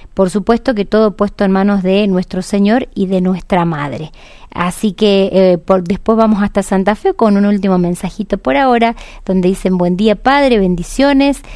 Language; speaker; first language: Spanish; native; Spanish